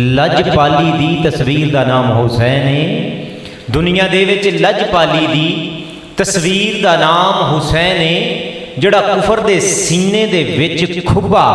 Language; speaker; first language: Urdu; non-native, local second language; Punjabi